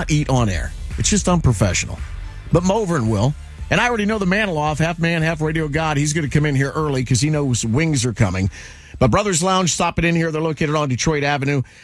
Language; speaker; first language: English; native; English